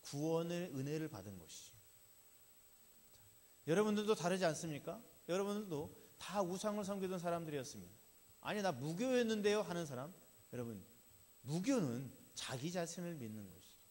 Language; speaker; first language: Korean; native; Korean